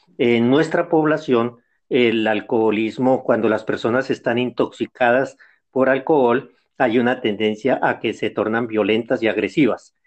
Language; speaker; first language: Spanish; native; Spanish